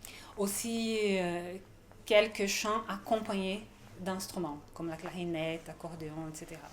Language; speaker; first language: French; non-native, fluent; Portuguese